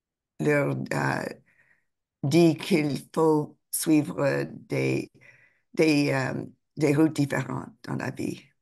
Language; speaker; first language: French; non-native, fluent; English